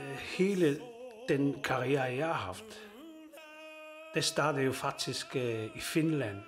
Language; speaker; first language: Danish; non-native, local second language; Kalaallisut